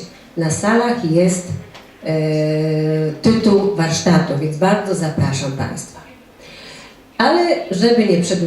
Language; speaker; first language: Polish; native; Polish